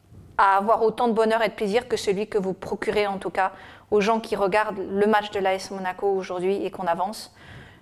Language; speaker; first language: French; native; French